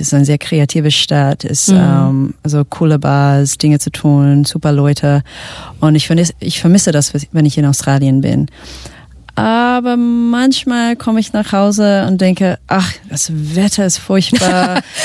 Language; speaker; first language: German; non-native, fluent; English